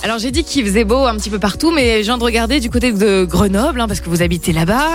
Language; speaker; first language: French; native; French